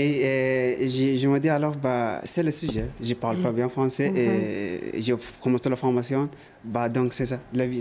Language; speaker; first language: French; non-native, learner; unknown